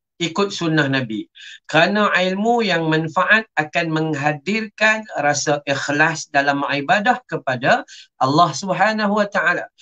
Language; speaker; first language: Malay; native; Malay